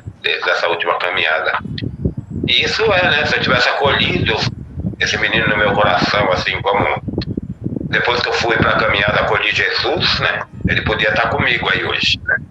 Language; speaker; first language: Portuguese; native; Portuguese